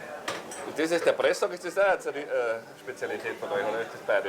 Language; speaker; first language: German; native; German